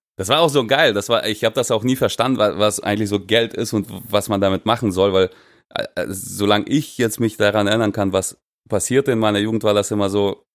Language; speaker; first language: German; non-native, fluent; Russian